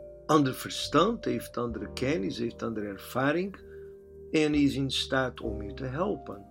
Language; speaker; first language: Dutch; non-native, learner; Portuguese